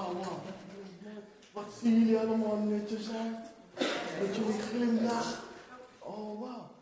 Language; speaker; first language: Dutch; non-native, fluent; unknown